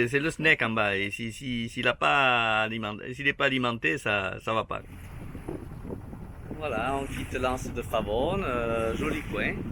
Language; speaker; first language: French; native; French